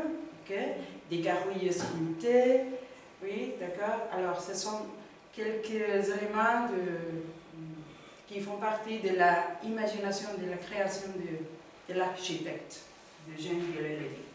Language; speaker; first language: French; non-native, learner; Spanish